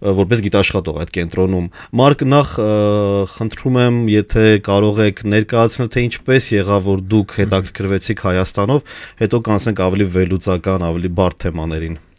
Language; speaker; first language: Armenian; native; Armenian